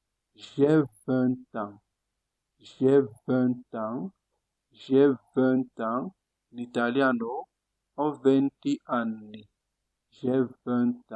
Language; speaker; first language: French; non-native, fluent; Italian